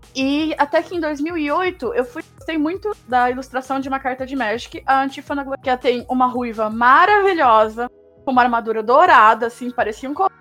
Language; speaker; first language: Portuguese; native; Portuguese